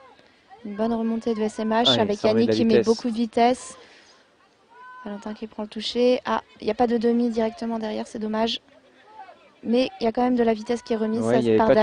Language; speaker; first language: French; native; French